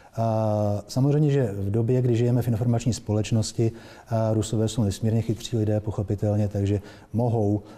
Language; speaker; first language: Czech; native; Czech